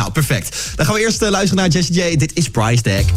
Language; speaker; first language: Dutch; native; Dutch